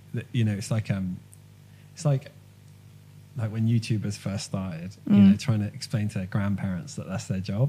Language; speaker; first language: English; native; English